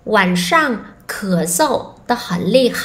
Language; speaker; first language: Chinese; non-native, learner; Vietnamese